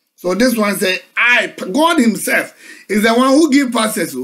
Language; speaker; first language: English; non-native, local second language; Akan